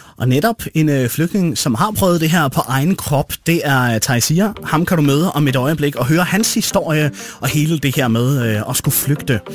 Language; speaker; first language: Danish; native; Danish